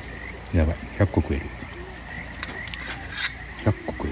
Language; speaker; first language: Japanese; native; Japanese